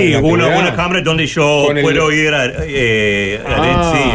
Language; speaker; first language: Spanish; non-native, learner; English